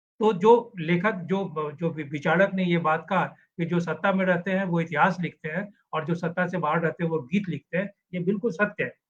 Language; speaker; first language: Hindi; native; Hindi